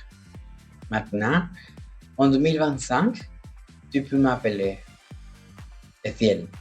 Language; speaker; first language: French; non-native, learner; Spanish